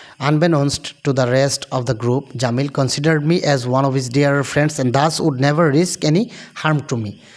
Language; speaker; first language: English; non-native, local second language; Bangla